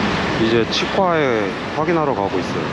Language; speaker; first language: Korean; non-native, learner; Thai